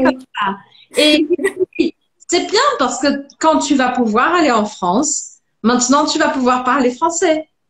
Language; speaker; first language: French; non-native, fluent; Portuguese